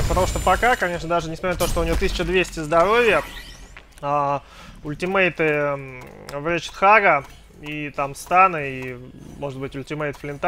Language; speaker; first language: Russian; native; Russian